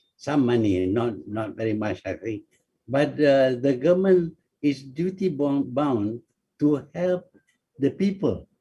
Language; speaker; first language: English; non-native, local second language; Malay